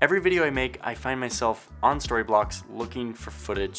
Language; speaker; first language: English; native; English